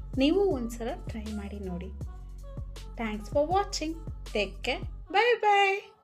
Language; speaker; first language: Kannada; non-native, local second language; Kodava